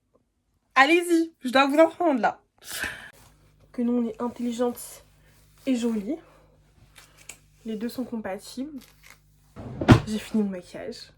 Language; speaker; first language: French; native; French